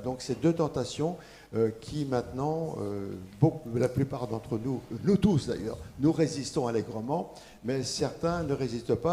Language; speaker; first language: French; native; French